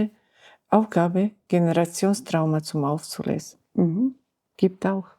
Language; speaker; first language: German; non-native, learner; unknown